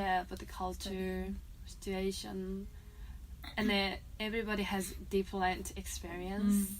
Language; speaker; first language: English; non-native, fluent; Japanese